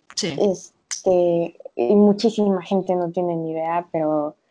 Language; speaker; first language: Spanish; native; Spanish